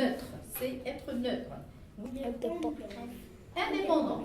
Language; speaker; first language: French; non-native, local second language; Arabic